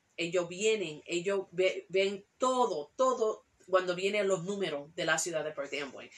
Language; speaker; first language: Spanish; early bilingual, heritage; Spanish